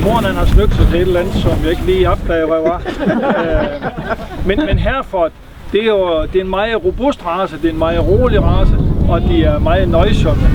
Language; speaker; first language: Danish; native; Danish